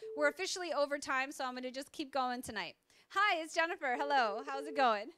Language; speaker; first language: English; native; English